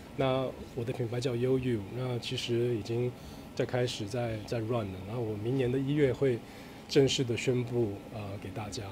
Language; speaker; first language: Chinese; early bilingual, heritage; Chinese